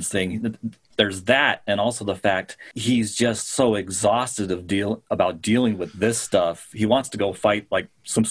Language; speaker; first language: English; native; English